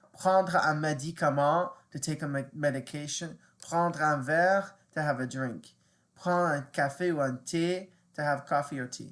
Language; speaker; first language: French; non-native, learner; English